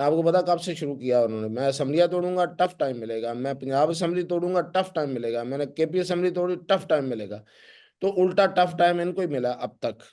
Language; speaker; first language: Urdu; non-native, local second language; Punjabi